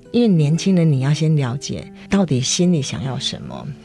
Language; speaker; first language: Chinese; native; Chinese